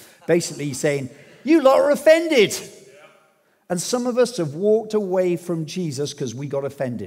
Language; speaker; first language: English; native; English